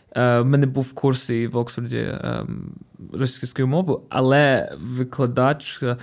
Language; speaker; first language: Ukrainian; non-native, fluent; English